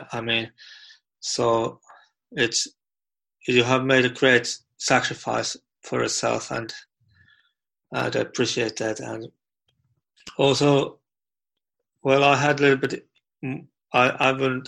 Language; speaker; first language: English; non-native, fluent; Finnish